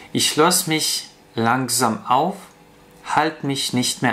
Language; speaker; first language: German; non-native, fluent; Russian